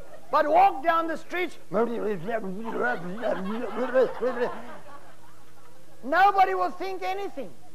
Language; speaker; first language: English; non-native, local second language; Afrikaans